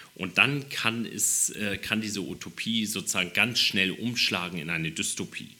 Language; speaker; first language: German; native; German